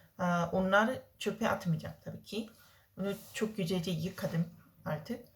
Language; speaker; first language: Turkish; non-native, learner; Korean